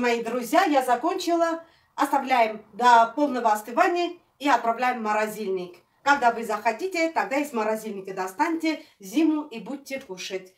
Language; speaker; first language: Russian; non-native, fluent; Armenian